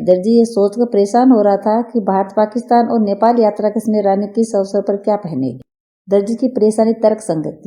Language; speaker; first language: Hindi; native; Hindi